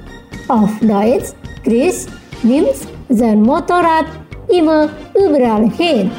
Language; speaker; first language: German; non-native, learner; Indonesian